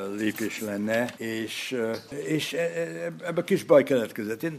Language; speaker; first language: Hungarian; early bilingual, heritage; Hungarian